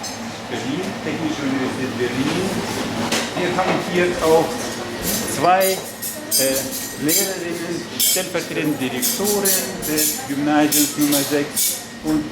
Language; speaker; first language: German; non-native, fluent; Russian